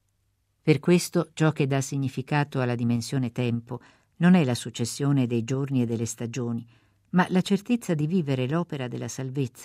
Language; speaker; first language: Italian; native; Italian